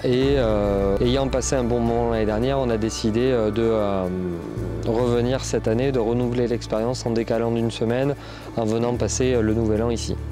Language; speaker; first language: French; native; French